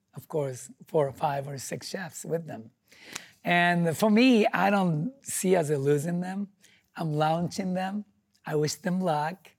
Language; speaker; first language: English; non-native, fluent; Japanese